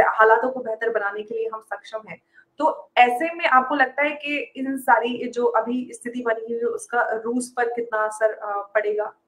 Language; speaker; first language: Hindi; native; Hindi